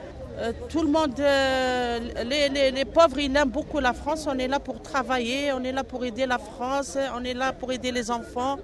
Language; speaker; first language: French; non-native, local second language; Arabic